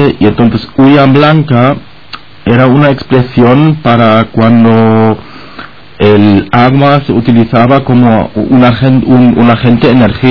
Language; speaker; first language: Spanish; non-native, fluent; German